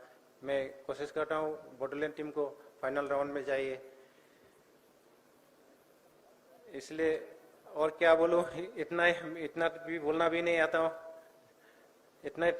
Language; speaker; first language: Hindi; non-native, local second language; Bodo